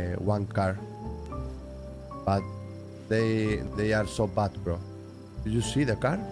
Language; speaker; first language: English; non-native, learner; Spanish